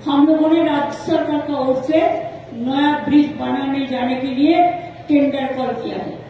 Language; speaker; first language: Hindi; non-native, local second language; Bangla